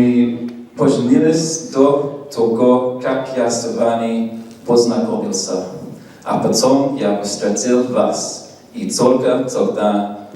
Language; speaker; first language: Russian; non-native, learner; English